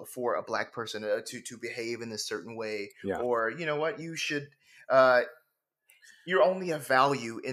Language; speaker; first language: English; native; English